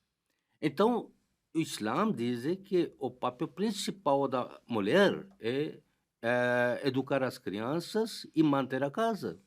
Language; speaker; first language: Portuguese; non-native, fluent; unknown